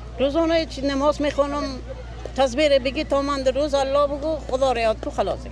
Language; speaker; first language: Persian; native; Persian